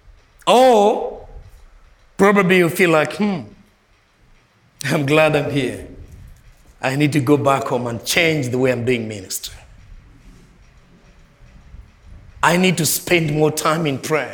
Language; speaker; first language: English; non-native, local second language; Nyanja